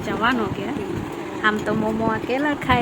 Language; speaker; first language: Hindi; non-native, local second language; Bangla